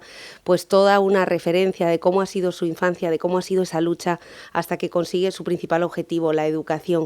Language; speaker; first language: Spanish; native; Spanish